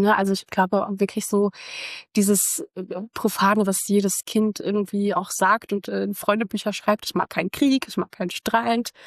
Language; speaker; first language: German; early bilingual, other home language; Croatian